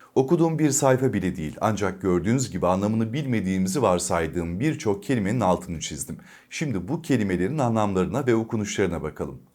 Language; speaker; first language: Turkish; native; Turkish